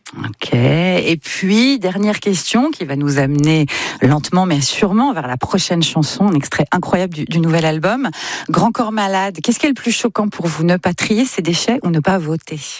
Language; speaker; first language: French; native; French